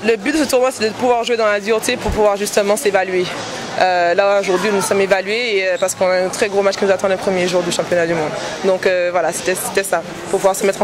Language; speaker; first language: French; native; French